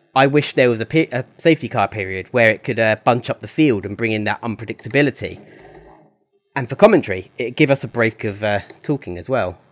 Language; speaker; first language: English; native; English